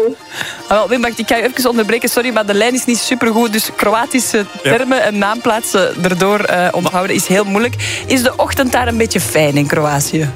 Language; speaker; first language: Dutch; native; Dutch